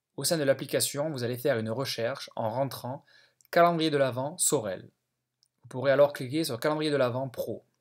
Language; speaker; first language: French; native; French